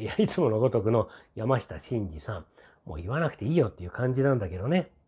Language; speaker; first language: Japanese; native; Japanese